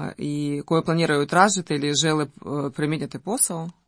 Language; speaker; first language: Croatian; non-native, learner; Russian